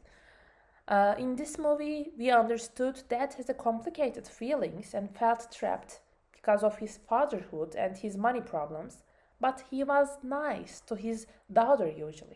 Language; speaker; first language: English; non-native, learner; Turkish